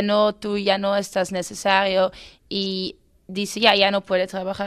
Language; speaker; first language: Spanish; non-native, learner; Dutch